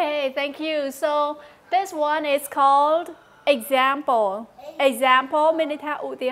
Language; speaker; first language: English; non-native, learner; Khmer